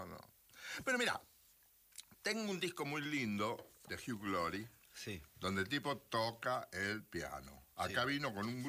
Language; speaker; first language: Spanish; native; Spanish